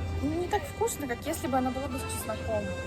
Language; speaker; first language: Russian; native; Russian